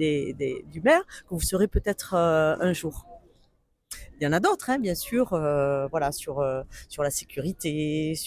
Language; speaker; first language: French; native; French